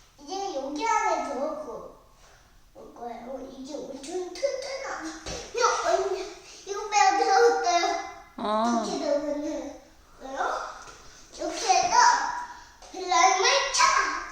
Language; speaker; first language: Korean; early bilingual, heritage; Korean